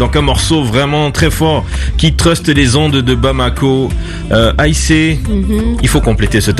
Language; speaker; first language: French; native; French